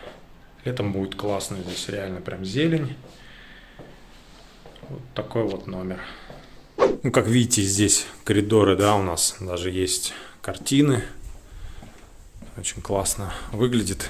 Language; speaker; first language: Russian; native; Russian